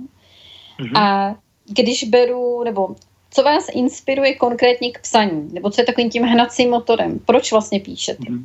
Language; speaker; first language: Czech; native; Czech